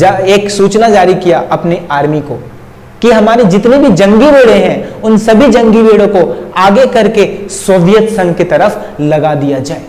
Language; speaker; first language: Hindi; native; Hindi